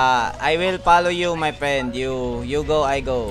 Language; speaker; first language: English; non-native, local second language; Filipino